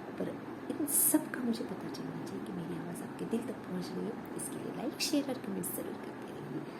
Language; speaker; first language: Hindi; non-native, local second language; Marathi